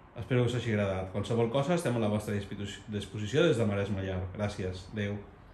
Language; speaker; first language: Catalan; non-native, local second language; Spanish